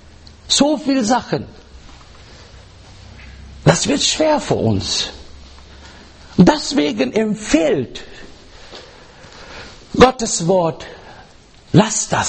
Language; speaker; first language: German; non-native, learner; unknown